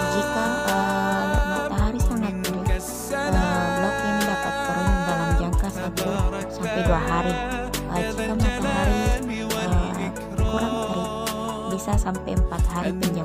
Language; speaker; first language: Indonesian; native; Indonesian